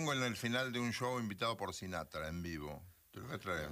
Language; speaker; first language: Spanish; native; Spanish